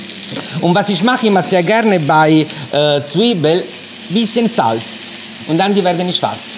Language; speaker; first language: German; non-native, fluent; Italian